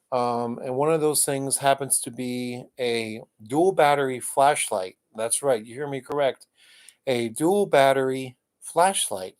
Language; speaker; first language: English; native; English